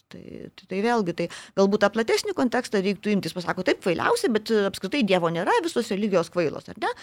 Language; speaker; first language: Lithuanian; native; Lithuanian